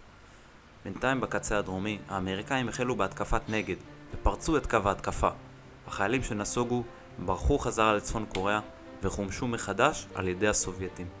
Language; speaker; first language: Hebrew; native; Hebrew